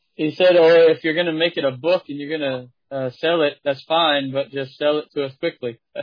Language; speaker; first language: English; native; English